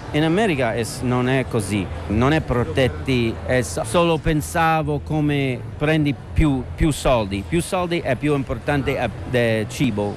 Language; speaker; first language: Italian; non-native, learner; English